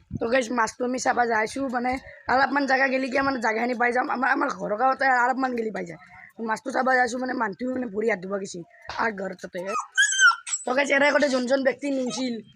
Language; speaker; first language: Assamese; non-native, local second language; Bangla